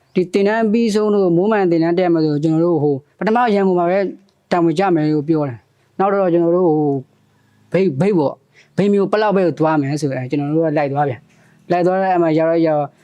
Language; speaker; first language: Burmese; non-native, local second language; Karen languages